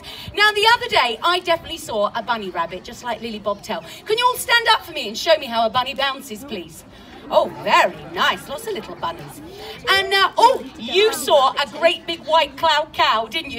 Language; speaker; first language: English; native; English